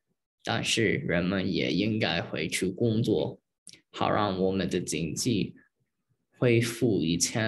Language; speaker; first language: Chinese; early bilingual, heritage; Chinese